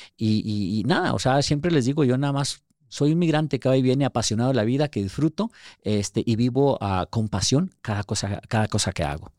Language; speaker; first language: Spanish; native; Spanish